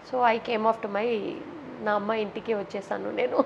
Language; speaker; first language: Telugu; non-native, learner; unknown